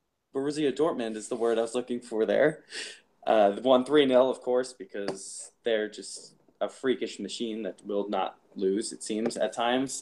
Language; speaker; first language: English; native; English